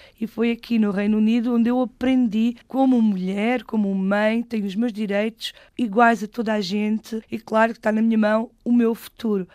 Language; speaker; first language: Portuguese; native; Portuguese